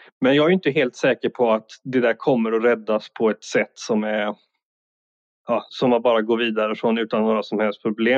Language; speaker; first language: Swedish; native; Swedish